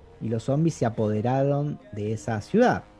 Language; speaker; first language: Spanish; native; Spanish